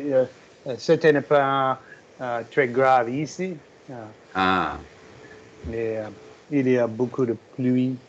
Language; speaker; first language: French; non-native, learner; English